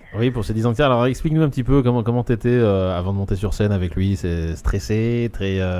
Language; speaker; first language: French; native; French